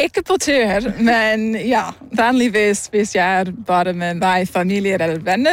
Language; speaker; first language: Norwegian; non-native, fluent; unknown